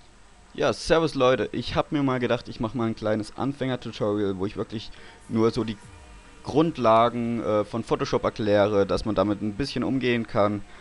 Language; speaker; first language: German; native; German